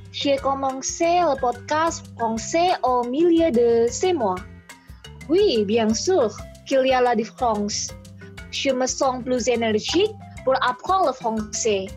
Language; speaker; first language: French; non-native, learner; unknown